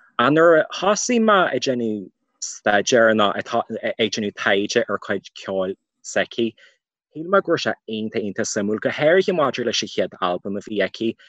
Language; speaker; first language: Irish; native; Irish